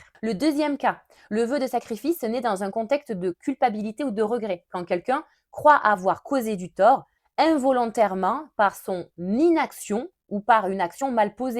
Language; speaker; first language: French; native; French